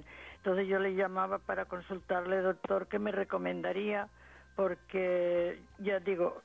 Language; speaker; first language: Spanish; native; Spanish